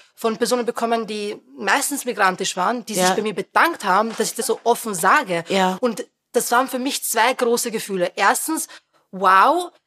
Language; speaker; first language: German; native; German